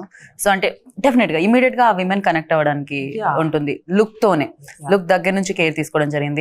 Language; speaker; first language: Telugu; native; Telugu